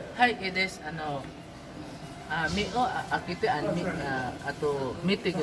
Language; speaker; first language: Japanese; non-native, learner; Cebuano